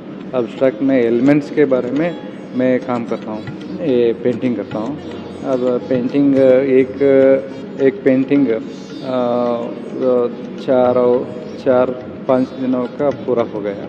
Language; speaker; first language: Hindi; non-native, local second language; Kannada